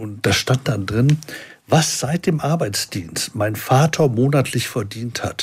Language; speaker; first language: German; native; German